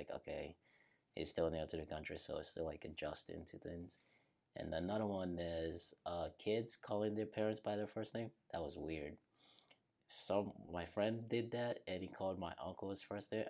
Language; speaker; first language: English; non-native, local second language; Yoruba